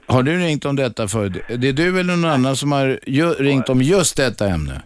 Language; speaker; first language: Swedish; native; Swedish